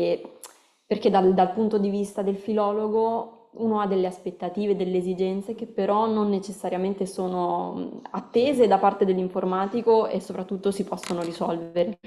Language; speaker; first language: Italian; native; Italian